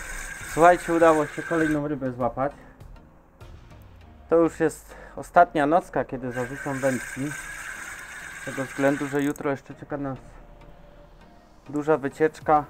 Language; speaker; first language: Polish; native; Polish